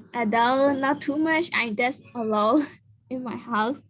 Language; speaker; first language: English; non-native, learner; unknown